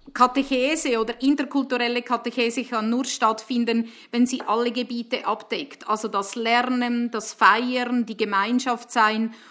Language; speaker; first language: German; native; German